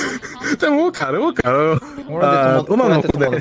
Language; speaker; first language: Japanese; non-native, learner; Spanish